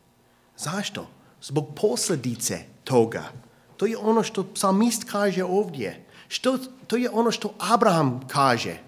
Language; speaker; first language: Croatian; non-native, fluent; English